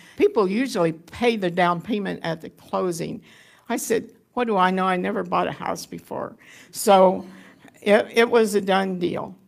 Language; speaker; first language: English; native; English